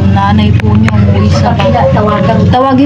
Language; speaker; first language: Filipino; native; Filipino